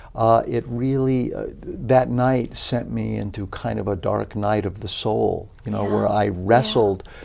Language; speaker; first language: English; native; English